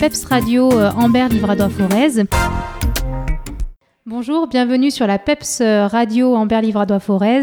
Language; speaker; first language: French; native; French